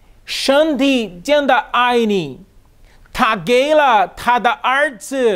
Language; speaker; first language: Chinese; non-native, learner; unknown